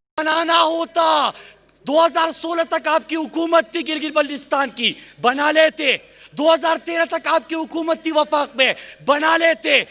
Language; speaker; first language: Urdu; non-native, local second language; Pashto